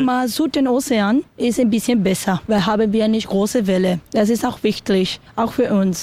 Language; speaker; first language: German; non-native, learner; Spanish